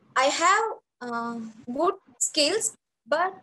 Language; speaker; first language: English; non-native, local second language; Telugu